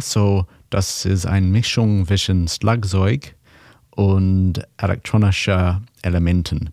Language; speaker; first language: German; non-native, learner; English